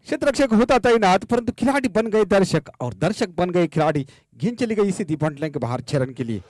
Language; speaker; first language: Hindi; non-native, local second language; Marathi